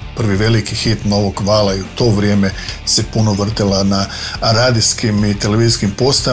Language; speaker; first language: Croatian; native; Croatian